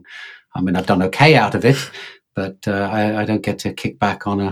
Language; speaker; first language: English; native; English